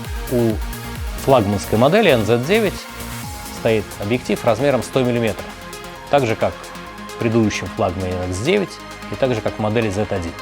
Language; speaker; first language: Russian; native; Russian